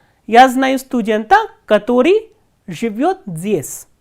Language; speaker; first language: Russian; non-native, fluent; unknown